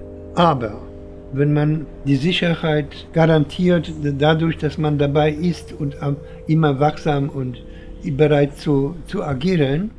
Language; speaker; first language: German; non-native, fluent; Polish